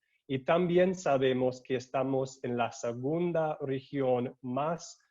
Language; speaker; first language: Spanish; non-native, learner; English